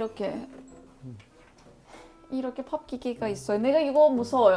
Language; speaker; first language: Korean; non-native, learner; Turkish